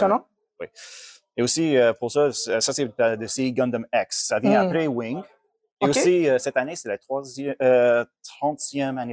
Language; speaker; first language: French; non-native, local second language; English